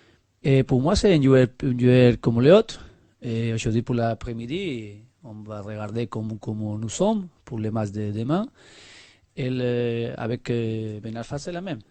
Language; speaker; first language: French; non-native, learner; Spanish